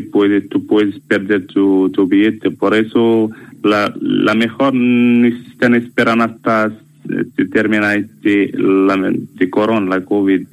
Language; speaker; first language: Spanish; non-native, learner; Arabic